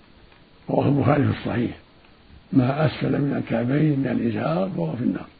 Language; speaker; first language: Arabic; native; Arabic